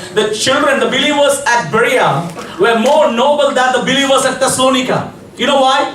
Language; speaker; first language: English; non-native, local second language; Hindi